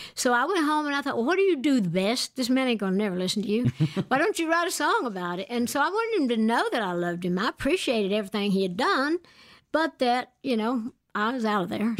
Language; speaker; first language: English; native; English